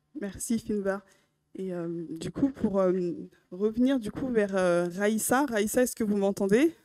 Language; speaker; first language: French; native; French